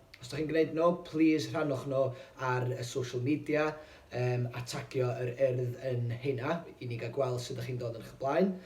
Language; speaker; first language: Welsh; native; Welsh